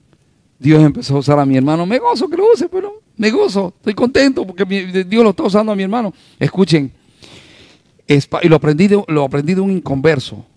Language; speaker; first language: Spanish; native; Spanish